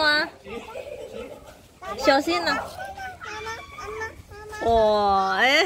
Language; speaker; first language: Chinese; non-native, learner; Indonesian